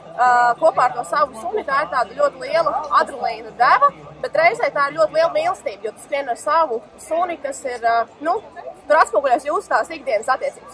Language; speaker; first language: Latvian; native; Latvian